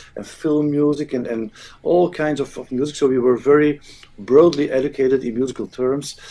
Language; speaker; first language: English; non-native, fluent; Dutch